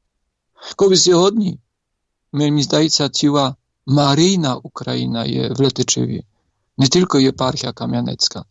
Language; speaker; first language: Polish; non-native, learner; Ukrainian